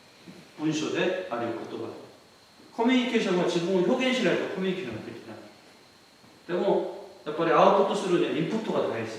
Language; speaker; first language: Japanese; non-native, fluent; Korean